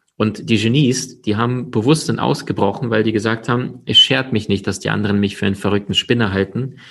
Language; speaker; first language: German; early bilingual, other home language; Ukrainian